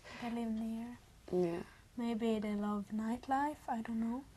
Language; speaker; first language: English; non-native, learner; Norwegian